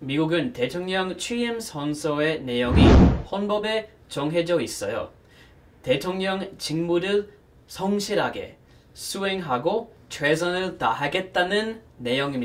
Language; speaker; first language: Korean; non-native, fluent; English